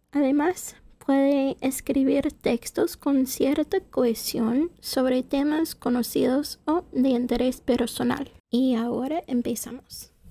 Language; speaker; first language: Spanish; non-native, fluent; English